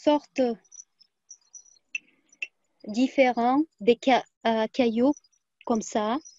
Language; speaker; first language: French; non-native, fluent; Tuvinian